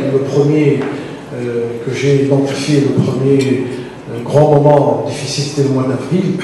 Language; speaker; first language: French; non-native, local second language; Arabic